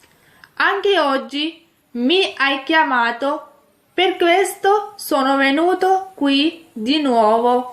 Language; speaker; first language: Italian; non-native, fluent; Urdu